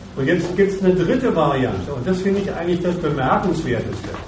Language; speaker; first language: German; native; German